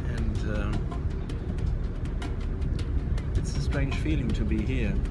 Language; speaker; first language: English; non-native, fluent; German